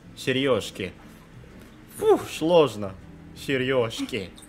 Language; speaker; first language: Russian; non-native, learner; Indonesian